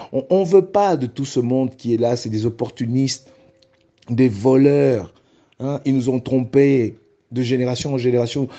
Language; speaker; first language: French; non-native, local second language; Luba-Lulua